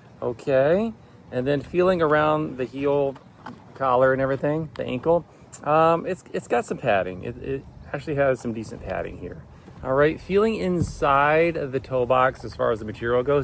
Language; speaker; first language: English; native; English